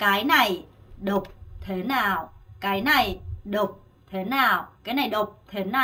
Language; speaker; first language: Vietnamese; non-native, fluent; Korean